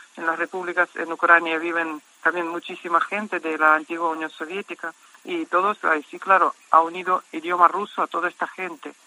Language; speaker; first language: Spanish; non-native, fluent; Russian